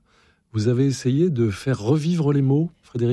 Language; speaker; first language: French; native; French